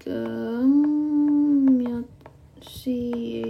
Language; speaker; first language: Korean; non-native, fluent; Indonesian